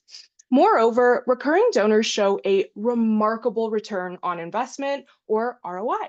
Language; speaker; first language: English; native; English